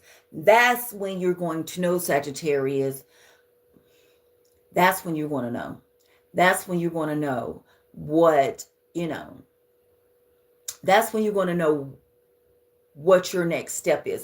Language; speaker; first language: English; native; English